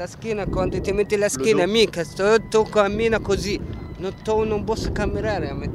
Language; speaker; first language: Italian; non-native, learner; Arabic